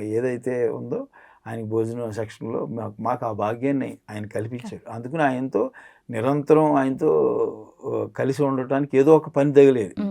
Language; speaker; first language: Telugu; native; Telugu